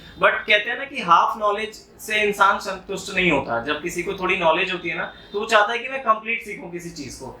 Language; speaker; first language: Hindi; native; Hindi